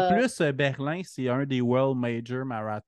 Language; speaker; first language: French; native; French